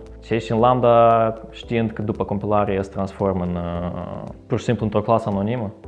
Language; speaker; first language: Romanian; native; Romanian